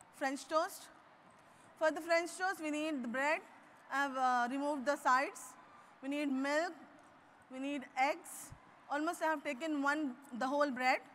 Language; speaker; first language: English; non-native, local second language; Urdu